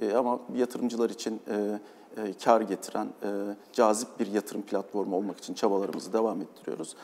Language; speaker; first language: Turkish; native; Turkish